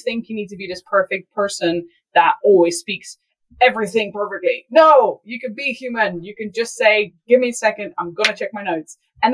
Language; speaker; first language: English; non-native, fluent; Dutch